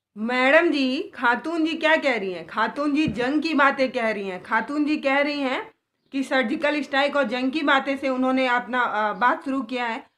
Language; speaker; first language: Hindi; native; Hindi